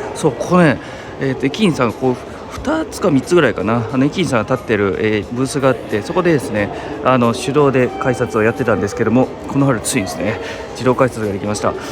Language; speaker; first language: Japanese; native; Japanese